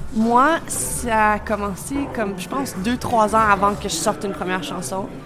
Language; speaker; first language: French; native; French